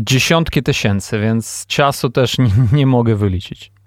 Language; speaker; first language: Polish; non-native, fluent; Ukrainian